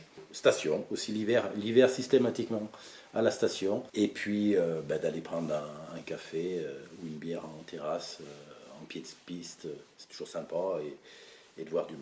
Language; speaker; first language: French; native; French